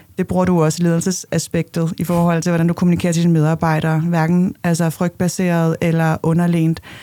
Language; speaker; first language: Danish; early bilingual, other home language; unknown